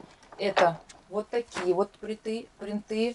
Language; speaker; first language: Russian; native; Russian